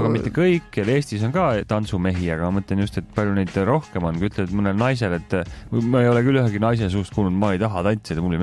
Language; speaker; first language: Estonian; native; Estonian